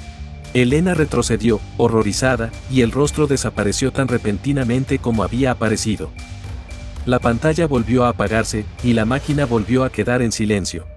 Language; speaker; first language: Spanish; native; Spanish